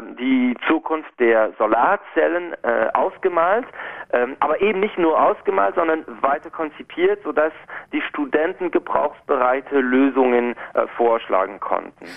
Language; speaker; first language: German; non-native, local second language; French